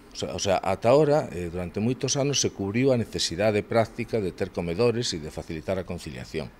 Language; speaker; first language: Galician; non-native, local second language; Spanish